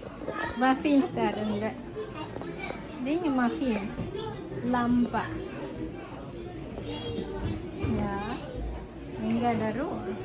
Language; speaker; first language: Swedish; non-native, learner; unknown